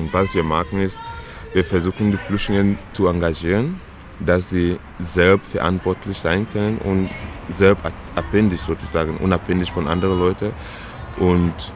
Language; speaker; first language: German; non-native, learner; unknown